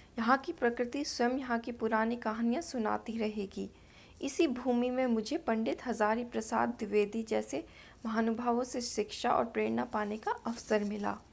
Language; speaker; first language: Hindi; native; Hindi